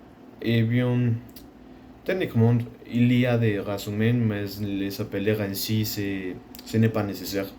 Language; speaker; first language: French; non-native, learner; Spanish